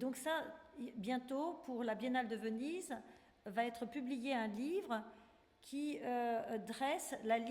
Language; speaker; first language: French; native; French